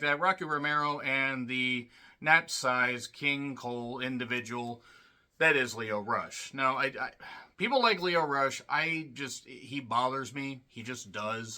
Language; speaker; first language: English; native; English